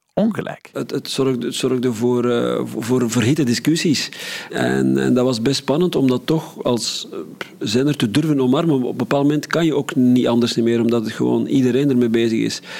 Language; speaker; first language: Dutch; native; Dutch